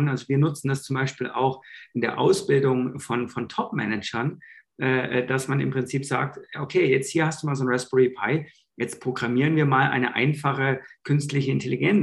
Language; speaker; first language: German; native; German